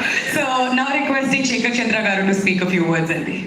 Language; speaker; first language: Telugu; native; Telugu